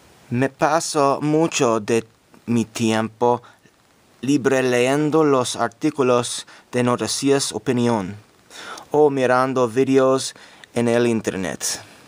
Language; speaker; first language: Spanish; non-native, learner; English